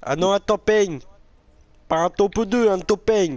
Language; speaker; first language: French; native; French